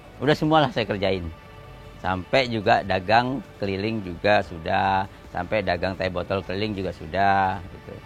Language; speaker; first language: Indonesian; native; Indonesian